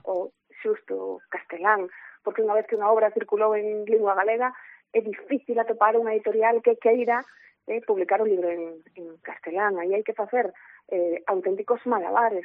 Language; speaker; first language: Galician; non-native, local second language; Spanish